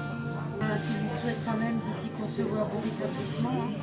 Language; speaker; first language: French; native; French